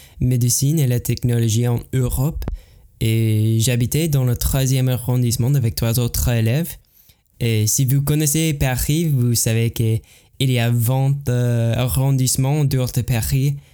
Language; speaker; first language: French; non-native, learner; English